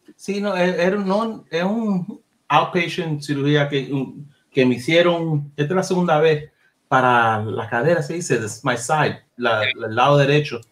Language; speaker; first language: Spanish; early bilingual, heritage; Spanish